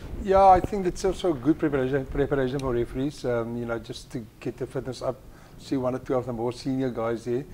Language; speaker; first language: English; non-native, local second language; Afrikaans